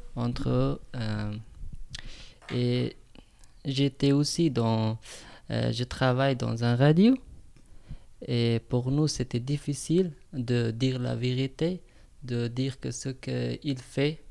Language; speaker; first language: French; non-native, learner; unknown